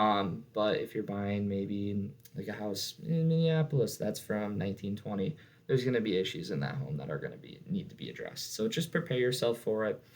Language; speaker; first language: English; native; English